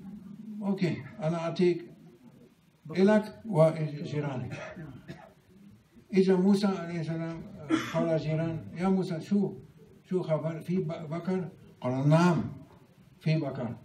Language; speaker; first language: Arabic; non-native, learner; German